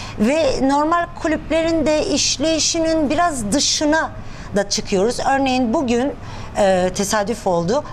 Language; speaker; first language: Turkish; native; Turkish